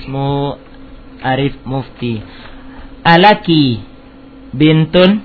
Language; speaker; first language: Arabic; non-native, fluent; Indonesian